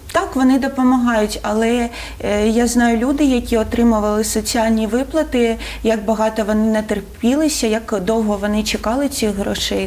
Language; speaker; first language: Ukrainian; non-native, local second language; Russian